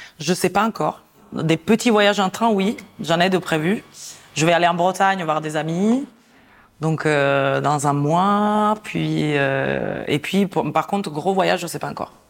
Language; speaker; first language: French; non-native, fluent; Italian